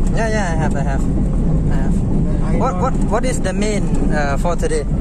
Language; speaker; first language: English; non-native, learner; Thai